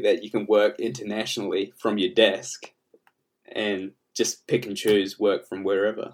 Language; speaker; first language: English; native; English